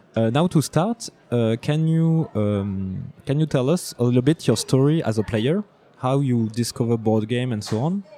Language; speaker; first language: English; non-native, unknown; French